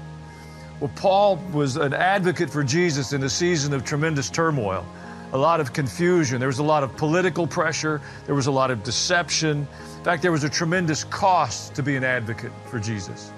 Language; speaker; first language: English; native; English